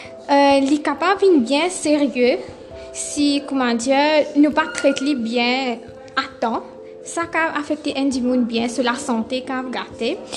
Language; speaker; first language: French; non-native, local second language; Morisyen